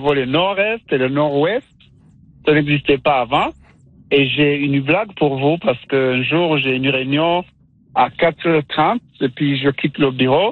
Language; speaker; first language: French; non-native, local second language; Kinyarwanda